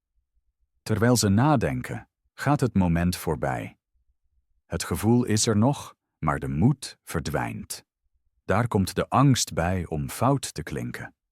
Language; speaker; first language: Dutch; non-native, fluent; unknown